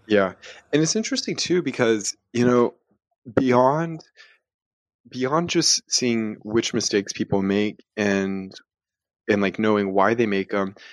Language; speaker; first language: English; native; English